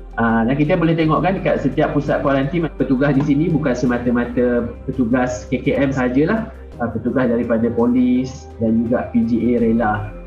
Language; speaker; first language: Malay; native; Malay